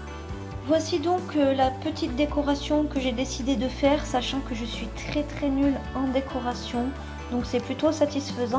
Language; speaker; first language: French; native; French